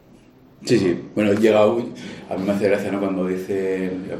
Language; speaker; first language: Spanish; native; Spanish